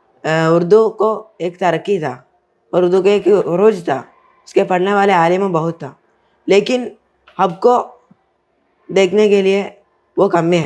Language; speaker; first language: Hindi; non-native, learner; Malayalam